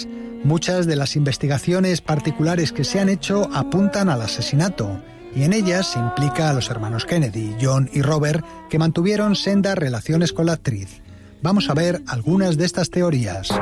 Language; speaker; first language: Spanish; native; Spanish